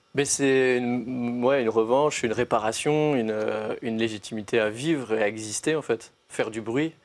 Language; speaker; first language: French; native; French